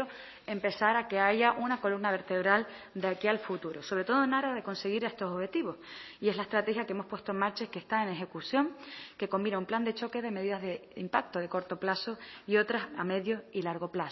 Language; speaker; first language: Spanish; native; Spanish